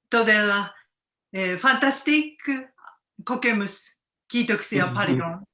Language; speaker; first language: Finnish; non-native, learner; Japanese